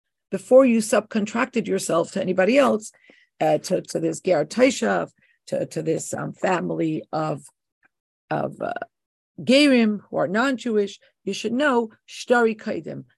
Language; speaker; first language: English; native; English